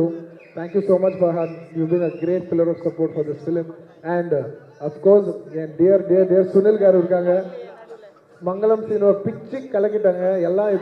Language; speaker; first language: Tamil; non-native, local second language; Telugu